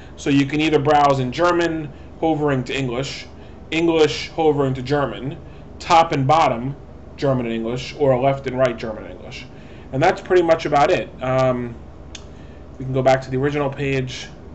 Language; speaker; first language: English; native; English